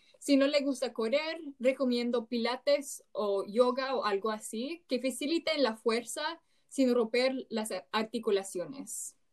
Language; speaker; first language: Spanish; non-native, learner; English